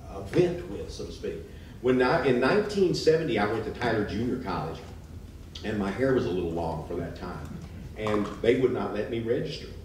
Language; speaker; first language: English; native; English